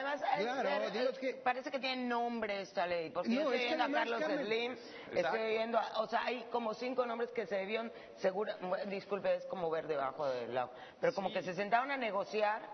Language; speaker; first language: Spanish; native; Spanish